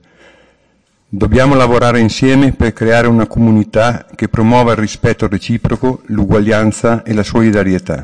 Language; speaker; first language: Italian; native; Italian